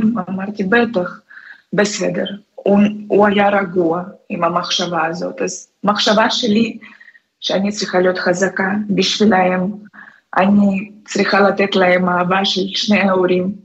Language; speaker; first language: Hebrew; non-native, fluent; Russian